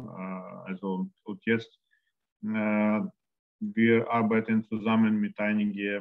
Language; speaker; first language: German; non-native, learner; Russian